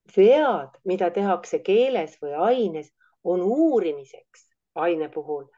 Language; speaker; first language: Estonian; native; Estonian